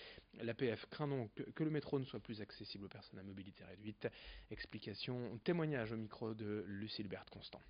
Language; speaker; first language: French; native; French